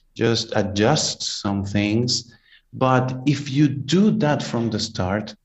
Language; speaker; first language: English; non-native, fluent; Spanish